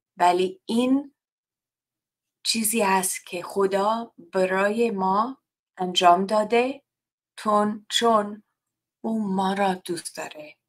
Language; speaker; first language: Persian; non-native, learner; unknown